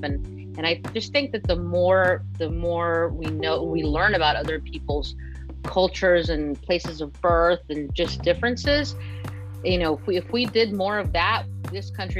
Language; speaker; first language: English; early bilingual, other home language; Spanish